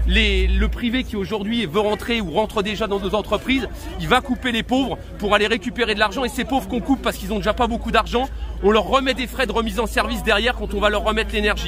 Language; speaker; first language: French; native; French